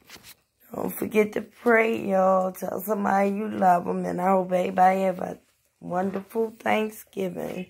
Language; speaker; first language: English; native; English